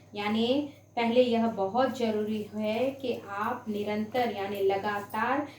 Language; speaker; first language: Hindi; non-native, local second language; Gujarati